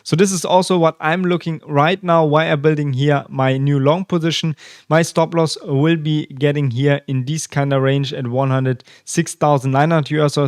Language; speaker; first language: English; non-native, fluent; German